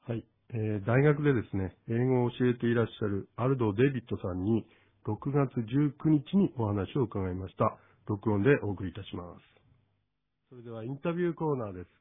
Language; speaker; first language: Japanese; native; Japanese